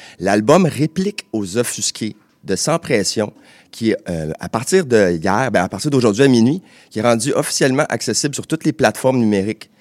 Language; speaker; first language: French; native; French